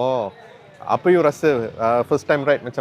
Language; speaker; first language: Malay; non-native, local second language; Tamil